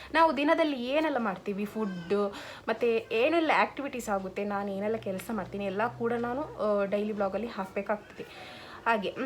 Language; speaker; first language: Kannada; non-native, local second language; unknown